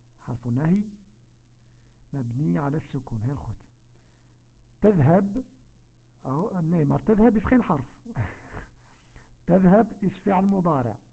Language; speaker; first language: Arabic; non-native, fluent; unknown